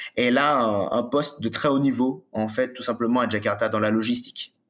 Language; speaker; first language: French; native; French